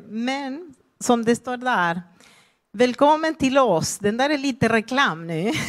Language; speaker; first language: Swedish; non-native, fluent; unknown